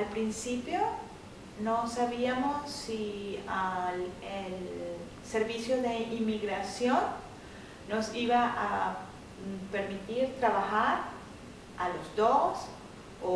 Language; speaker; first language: Spanish; native; Spanish